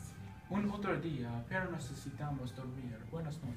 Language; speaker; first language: Spanish; non-native, learner; English